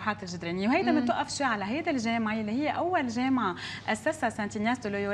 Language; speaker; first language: Arabic; native; Arabic